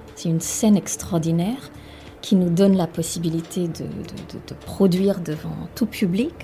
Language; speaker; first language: French; non-native, fluent; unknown